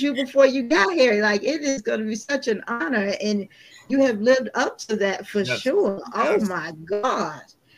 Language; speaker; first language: English; native; English